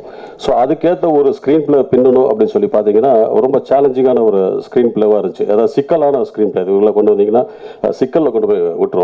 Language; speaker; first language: Tamil; native; Tamil